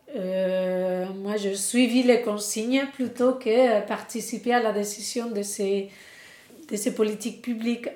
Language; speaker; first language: French; non-native, fluent; Spanish